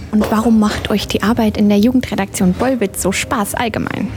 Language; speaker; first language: German; native; German